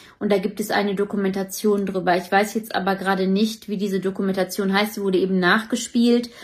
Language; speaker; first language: German; native; German